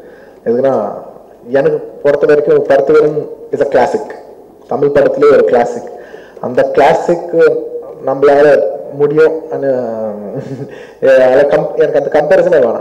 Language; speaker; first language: Tamil; non-native, local second language; Telugu